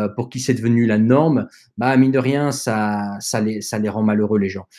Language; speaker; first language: French; early bilingual, other home language; Dutch